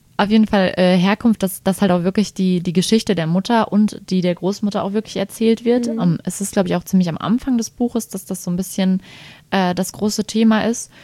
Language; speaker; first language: German; native; German